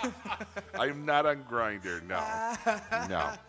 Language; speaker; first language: English; early bilingual, other home language; Spanish